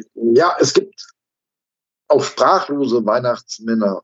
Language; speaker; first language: German; native; German